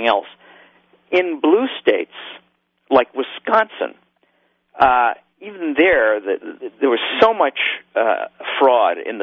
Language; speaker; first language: English; native; English